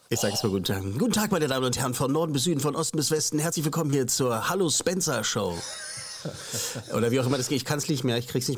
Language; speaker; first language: German; native; German